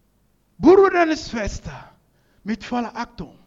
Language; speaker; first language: German; non-native, learner; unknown